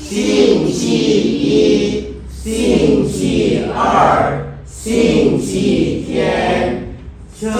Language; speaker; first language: Chinese; non-native, learner; Indonesian